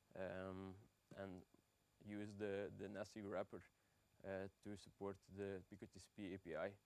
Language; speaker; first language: English; non-native, fluent; Dutch